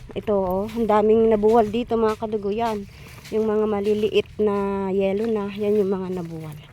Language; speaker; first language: Filipino; non-native, local second language; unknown